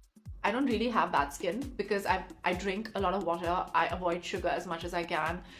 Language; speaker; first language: English; non-native, local second language; Hindi